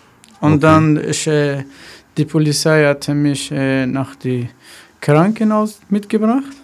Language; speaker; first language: German; non-native, learner; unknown